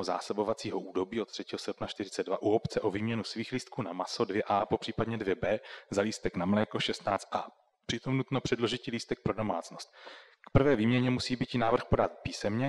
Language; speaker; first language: Czech; native; Czech